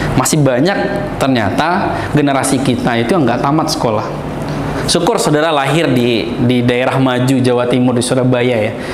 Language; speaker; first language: Indonesian; native; Indonesian